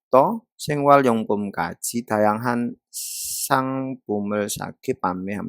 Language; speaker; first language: Korean; non-native, fluent; Indonesian